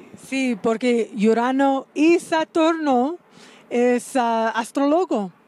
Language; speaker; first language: Spanish; non-native, learner; English